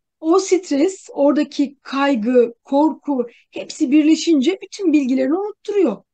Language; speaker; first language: Turkish; native; Turkish